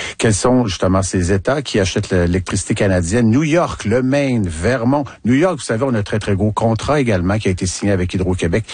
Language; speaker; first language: French; native; French